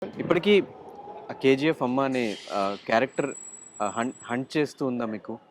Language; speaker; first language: Telugu; native; Telugu